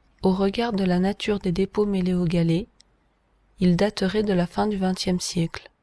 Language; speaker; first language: French; native; French